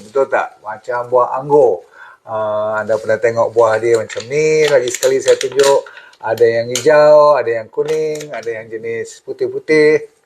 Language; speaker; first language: Malay; native; Malay